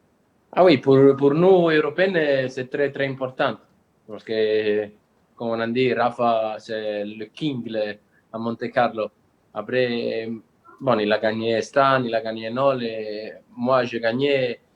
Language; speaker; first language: French; non-native, learner; Italian